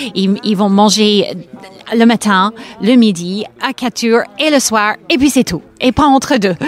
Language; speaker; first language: French; non-native, fluent; English